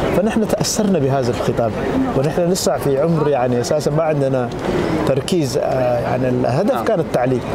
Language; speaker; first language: Arabic; non-native, local second language; Tigrinya